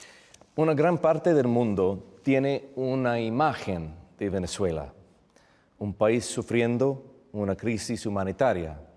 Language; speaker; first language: Spanish; non-native, fluent; English